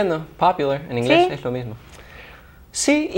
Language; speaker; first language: Spanish; non-native, fluent; English